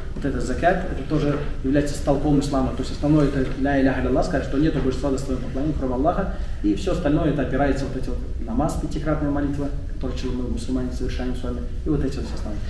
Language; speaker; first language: Russian; non-native, local second language; Tatar